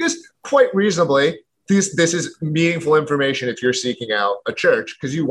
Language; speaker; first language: English; native; English